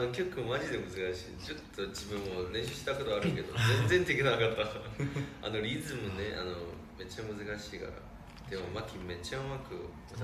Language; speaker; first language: Japanese; non-native, fluent; Chinese